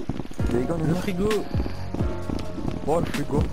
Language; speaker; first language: French; native; French